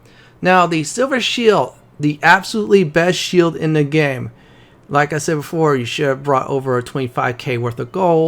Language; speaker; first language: English; native; English